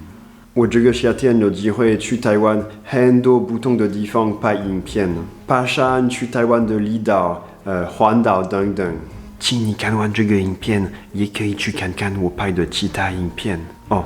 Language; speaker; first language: Chinese; non-native, fluent; French